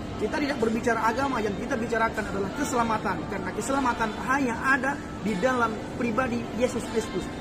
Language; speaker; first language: Indonesian; non-native, local second language; Achinese